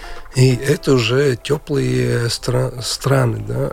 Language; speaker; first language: Russian; non-native, local second language; Latvian